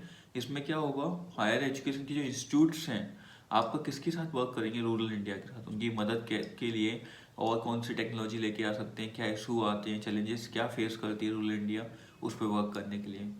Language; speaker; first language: Hindi; native; Hindi